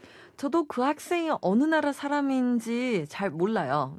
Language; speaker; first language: Korean; non-native, fluent; Chinese